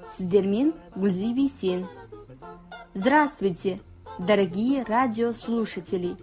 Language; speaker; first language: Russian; non-native, fluent; Kazakh